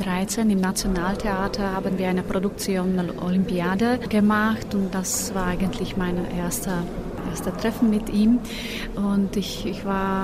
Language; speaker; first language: German; non-native, fluent; Slovak